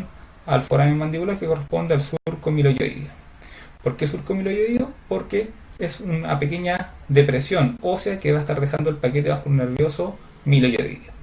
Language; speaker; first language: Spanish; native; Spanish